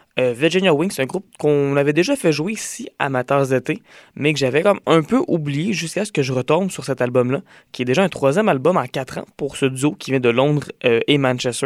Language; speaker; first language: French; native; French